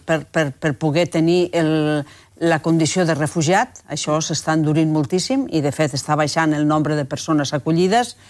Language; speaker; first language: Catalan; native; Catalan